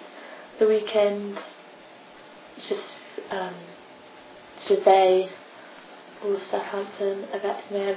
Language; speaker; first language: French; non-native, learner; English